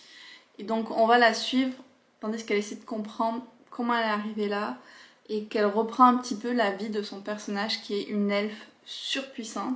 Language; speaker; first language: French; native; French